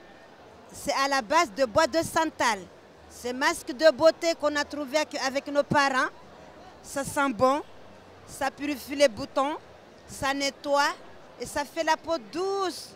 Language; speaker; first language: French; non-native, local second language; Comorian